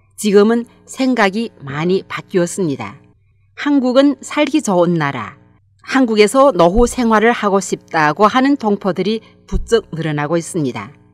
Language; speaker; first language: Korean; native; Korean